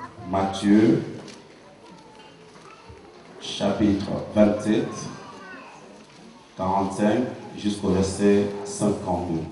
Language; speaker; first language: French; non-native, local second language; Lingala